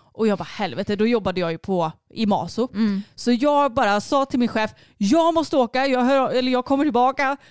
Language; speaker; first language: Swedish; native; Swedish